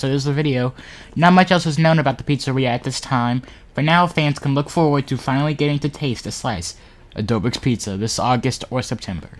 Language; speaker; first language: English; native; English